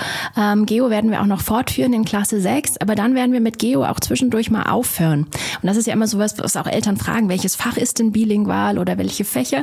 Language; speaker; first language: German; native; German